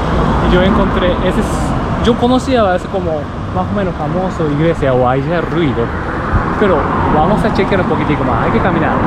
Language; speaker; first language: Spanish; non-native, learner; Japanese